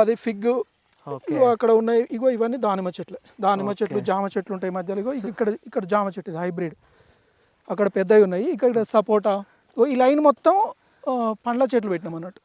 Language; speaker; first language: Telugu; native; Telugu